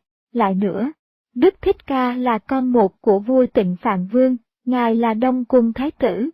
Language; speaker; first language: Vietnamese; native; Vietnamese